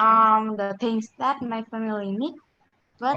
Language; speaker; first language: English; non-native, learner; Vietnamese